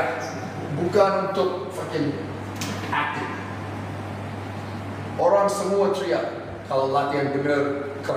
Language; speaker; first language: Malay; non-native, fluent; English